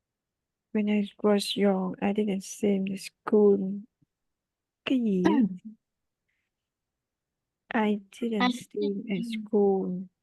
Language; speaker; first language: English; non-native, learner; Vietnamese